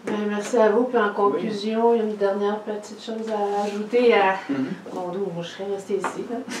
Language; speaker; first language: French; native; French